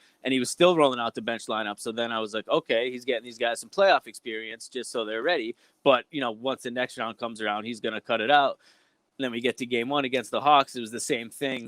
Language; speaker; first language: English; native; English